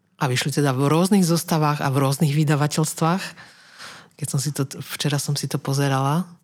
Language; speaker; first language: Slovak; native; Slovak